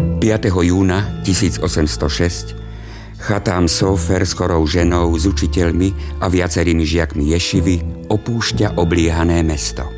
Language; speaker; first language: Slovak; native; Slovak